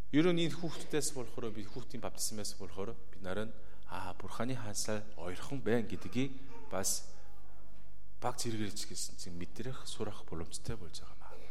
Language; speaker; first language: Mongolian; non-native, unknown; Korean